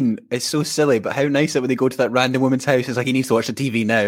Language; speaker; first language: English; native; English